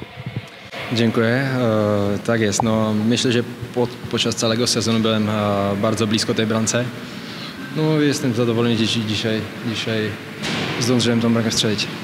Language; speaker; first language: Polish; non-native, fluent; Czech